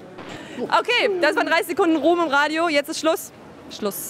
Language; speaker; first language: German; native; German